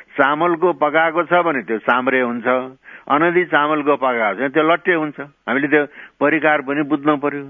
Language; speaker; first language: Nepali; non-native, local second language; Gurung